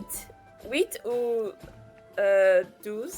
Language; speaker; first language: French; non-native, learner; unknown